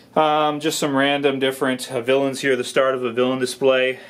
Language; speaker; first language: English; native; English